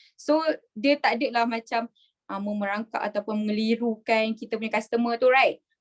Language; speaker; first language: Malay; native; Malay